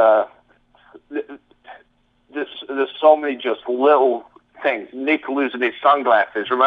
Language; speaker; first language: English; native; English